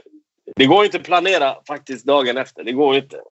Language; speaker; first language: Swedish; non-native, fluent; Persian